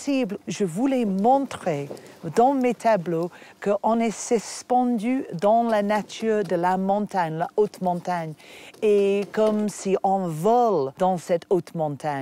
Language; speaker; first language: French; non-native, fluent; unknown